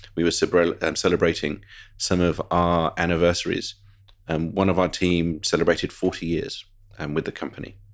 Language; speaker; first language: English; native; English